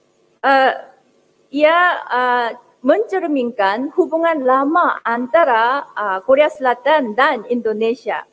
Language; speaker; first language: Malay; non-native, fluent; Korean